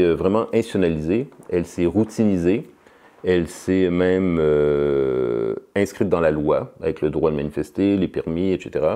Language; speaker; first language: French; native; French